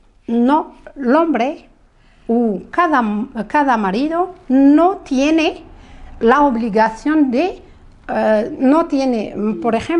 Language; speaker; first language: Spanish; non-native, fluent; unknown